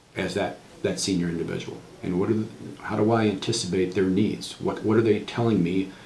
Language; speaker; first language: English; native; English